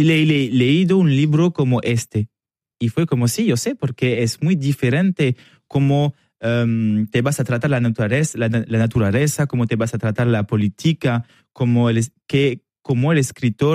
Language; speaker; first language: Spanish; non-native, learner; French